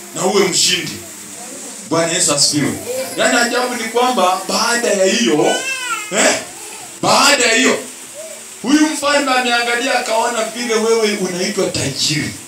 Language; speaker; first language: Swahili; non-native, local second language; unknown